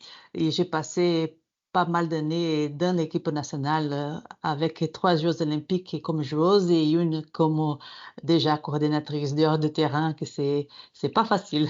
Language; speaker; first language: French; non-native, fluent; Portuguese